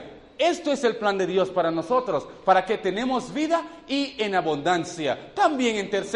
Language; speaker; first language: Spanish; non-native, fluent; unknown